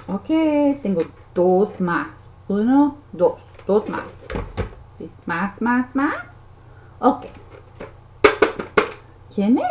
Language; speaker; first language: Spanish; non-native, learner; English